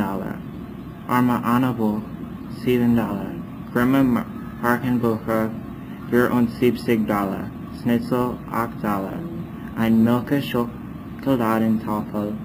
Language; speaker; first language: German; non-native, learner; English